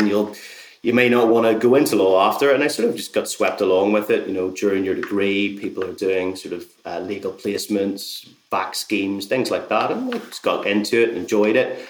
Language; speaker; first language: English; native; English